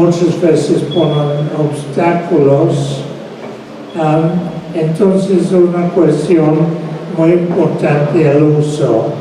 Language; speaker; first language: Spanish; non-native, fluent; English